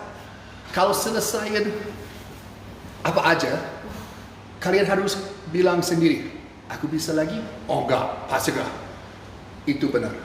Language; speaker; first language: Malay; non-native, fluent; English